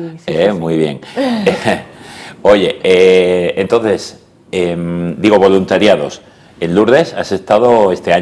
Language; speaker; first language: Spanish; native; Spanish